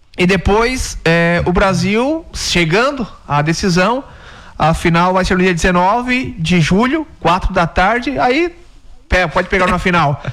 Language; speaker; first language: Portuguese; native; Portuguese